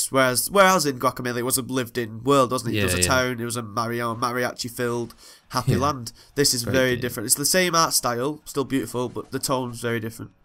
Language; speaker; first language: English; native; English